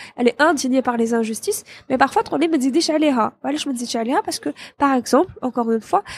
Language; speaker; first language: French; non-native, local second language; Arabic